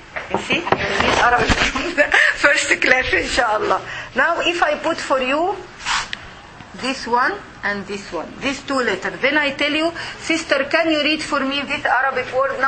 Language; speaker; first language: English; non-native, fluent; Arabic